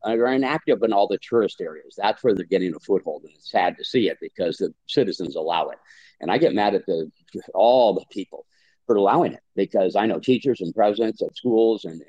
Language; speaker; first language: English; native; English